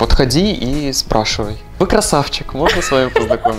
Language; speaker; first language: Russian; native; Russian